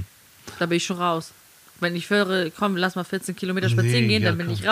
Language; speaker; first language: German; native; German